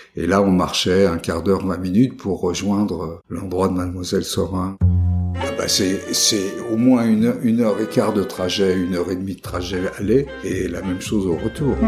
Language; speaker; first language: French; native; French